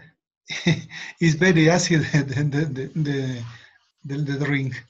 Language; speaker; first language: English; non-native, learner; Spanish